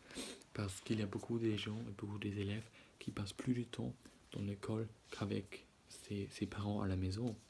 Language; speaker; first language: French; non-native, learner; German